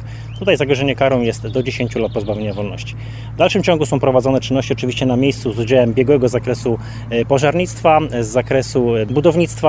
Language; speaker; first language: Polish; native; Polish